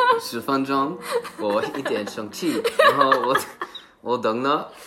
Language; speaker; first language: Chinese; non-native, learner; English